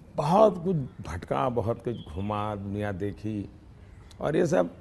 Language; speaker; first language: Hindi; non-native, local second language; Gujarati